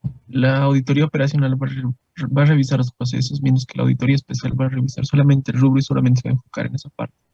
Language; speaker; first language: Spanish; native; Spanish